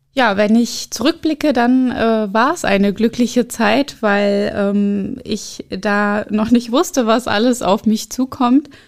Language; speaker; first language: German; early bilingual, other home language; Arabic